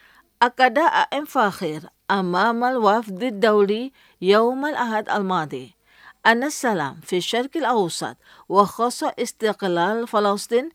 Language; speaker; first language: Arabic; non-native, fluent; Indonesian